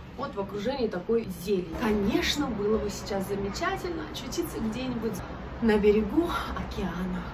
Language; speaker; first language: Russian; native; Russian